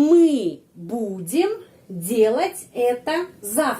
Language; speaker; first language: Russian; non-native, fluent; Indonesian